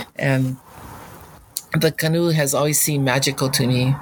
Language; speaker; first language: English; native; English